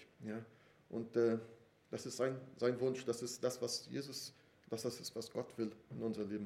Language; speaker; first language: German; non-native, fluent; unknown